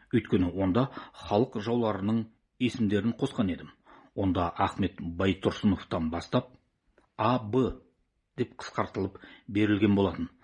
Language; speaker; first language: Kazakh; native; Kazakh